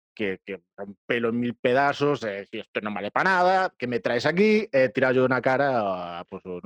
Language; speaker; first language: Spanish; non-native, local second language; Galician